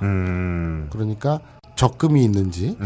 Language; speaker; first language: Korean; native; Korean